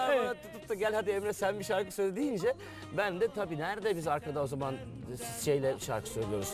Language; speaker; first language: Turkish; native; Turkish